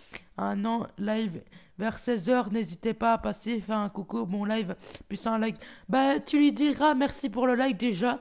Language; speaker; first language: French; native; French